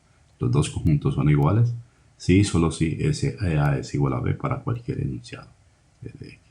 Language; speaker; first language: Spanish; native; Spanish